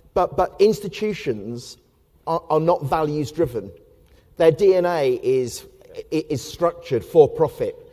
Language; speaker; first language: English; native; English